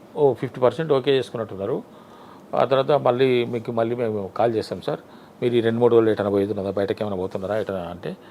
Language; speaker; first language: Telugu; native; Telugu